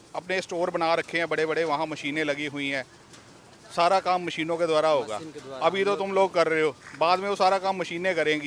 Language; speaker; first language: Hindi; non-native, local second language; Punjabi